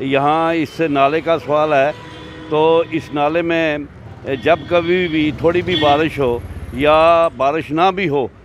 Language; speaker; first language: Hindi; native; Hindi